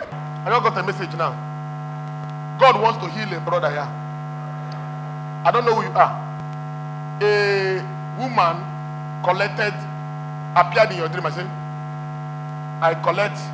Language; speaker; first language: English; non-native, local second language; Igbo